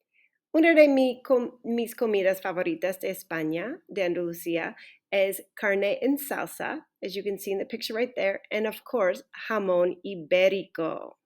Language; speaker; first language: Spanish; early bilingual, other home language; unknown